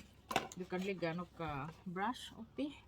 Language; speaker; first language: Norwegian; non-native, fluent; Cebuano